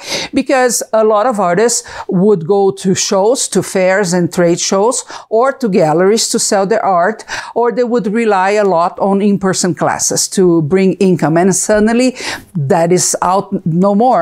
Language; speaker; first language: English; non-native, fluent; Portuguese